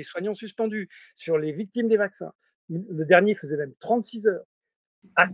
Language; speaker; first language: French; native; French